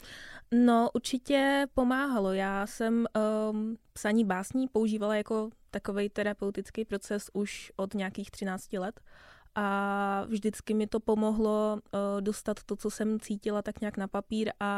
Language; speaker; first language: Czech; early bilingual, other home language; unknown